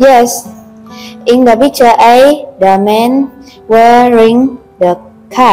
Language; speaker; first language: English; non-native, learner; Vietnamese